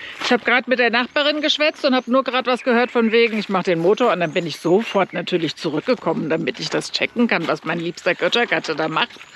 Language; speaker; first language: German; native; German